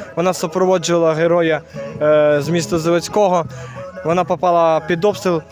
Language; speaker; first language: Ukrainian; non-native, local second language; Russian